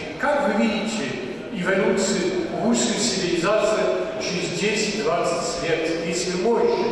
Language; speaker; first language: Russian; non-native, learner; French